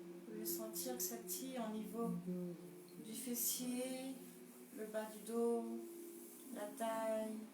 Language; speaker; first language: French; native; French